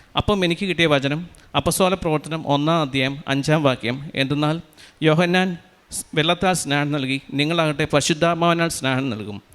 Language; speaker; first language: Malayalam; native; Malayalam